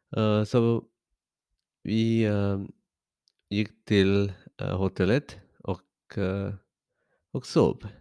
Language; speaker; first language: Swedish; non-native, learner; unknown